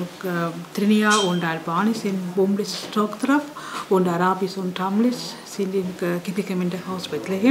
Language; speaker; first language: German; non-native, learner; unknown